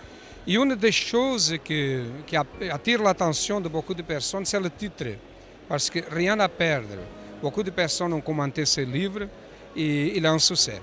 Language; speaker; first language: French; non-native, fluent; Portuguese